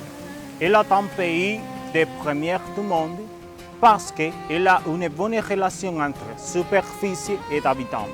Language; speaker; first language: French; non-native, learner; Spanish